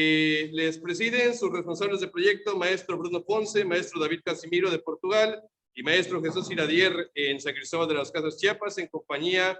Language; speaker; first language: Spanish; native; Spanish